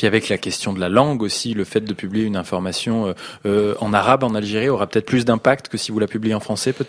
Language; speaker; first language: French; native; French